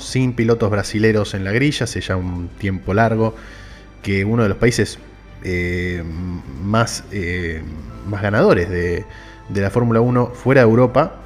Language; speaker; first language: Spanish; native; Spanish